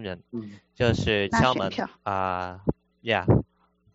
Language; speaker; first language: Chinese; early bilingual, heritage; Chinese